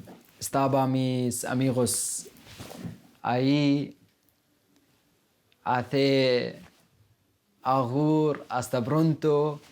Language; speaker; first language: Spanish; non-native, learner; Arabic